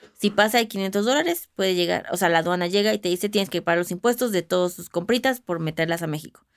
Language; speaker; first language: Spanish; native; Spanish